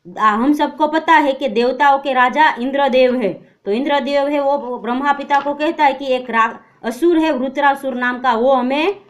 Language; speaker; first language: Hindi; non-native, local second language; Gujarati